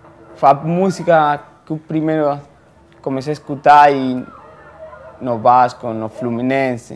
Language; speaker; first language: Portuguese; non-native, fluent; Spanish